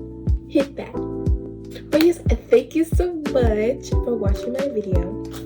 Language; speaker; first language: English; native; English